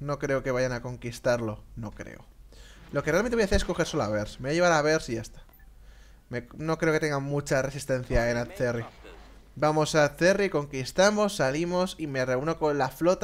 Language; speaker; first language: Spanish; native; Spanish